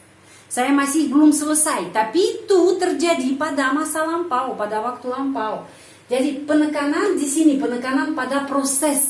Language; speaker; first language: Indonesian; non-native, fluent; Russian